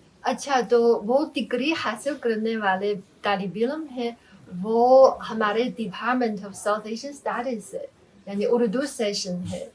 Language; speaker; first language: Hindi; non-native, fluent; Chinese